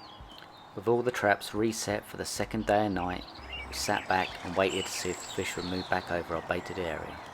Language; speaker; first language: English; native; English